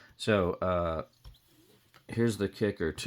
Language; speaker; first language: English; native; English